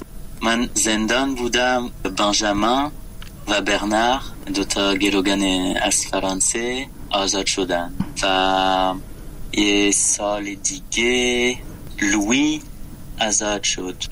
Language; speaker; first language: Persian; non-native, learner; French